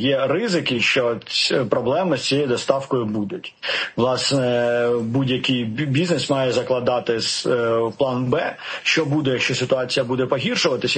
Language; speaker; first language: Ukrainian; native; Ukrainian